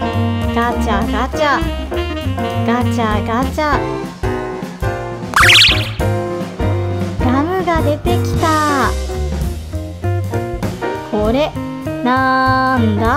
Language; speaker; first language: Japanese; native; Japanese